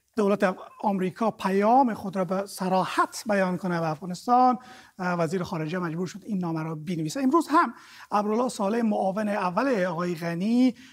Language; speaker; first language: Persian; native; Persian